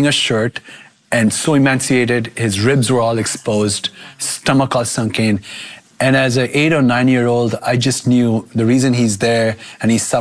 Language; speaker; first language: English; non-native, local second language; Bangla